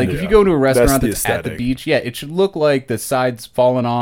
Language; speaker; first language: English; native; English